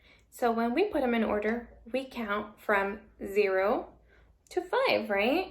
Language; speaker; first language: English; native; English